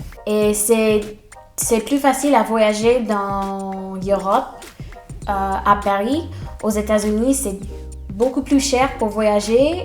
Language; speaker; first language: French; non-native, fluent; English